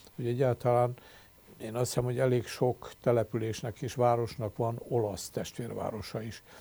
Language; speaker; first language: Hungarian; native; Hungarian